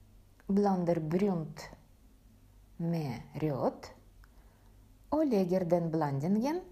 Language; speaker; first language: Norwegian; non-native, fluent; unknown